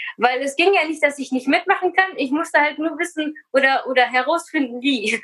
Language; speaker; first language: German; early bilingual, other home language; Russian